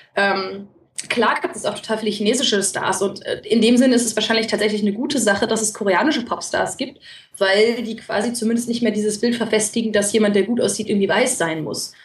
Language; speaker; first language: German; native; German